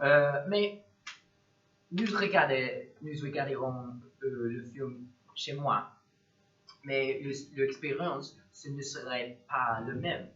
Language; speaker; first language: French; non-native, learner; English